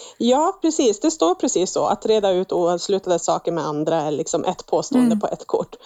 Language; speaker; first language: Swedish; native; Swedish